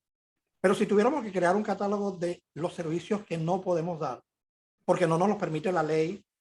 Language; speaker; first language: Spanish; native; Spanish